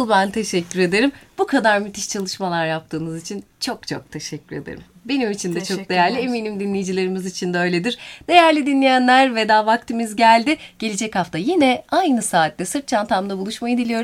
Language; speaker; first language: Turkish; native; Turkish